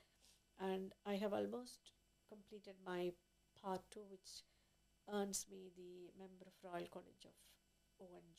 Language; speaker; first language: English; non-native, local second language; Tamil